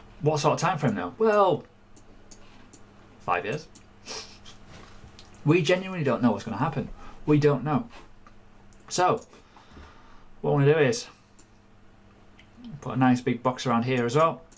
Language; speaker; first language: English; native; English